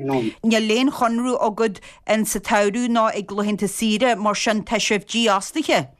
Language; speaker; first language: Irish; native; Irish